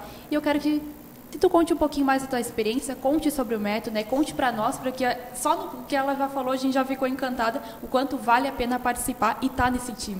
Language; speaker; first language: Portuguese; native; Portuguese